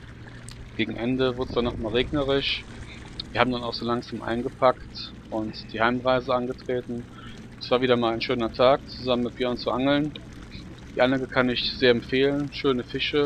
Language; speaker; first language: German; native; German